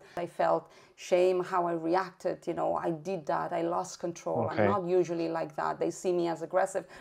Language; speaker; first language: English; non-native, fluent; Spanish